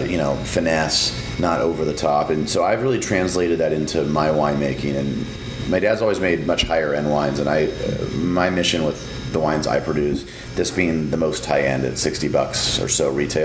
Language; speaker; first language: English; native; English